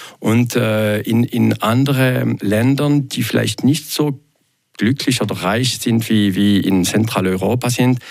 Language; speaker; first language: German; non-native, local second language; French